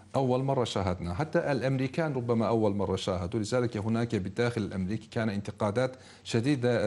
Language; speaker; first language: Arabic; non-native, fluent; Turkish